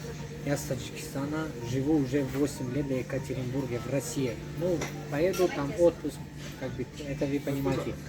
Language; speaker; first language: Russian; non-native, learner; Tajik